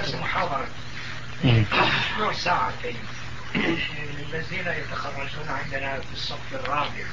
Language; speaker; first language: Arabic; non-native, fluent; Turkish